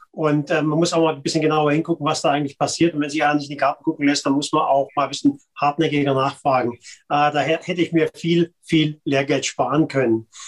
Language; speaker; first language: German; native; German